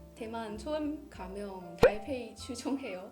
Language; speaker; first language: Korean; non-native, learner; Chinese